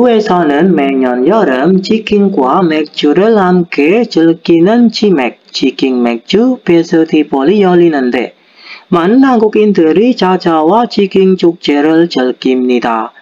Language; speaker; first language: Korean; non-native, fluent; Indonesian